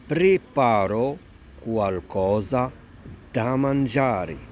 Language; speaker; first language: Italian; non-native, fluent; Arabic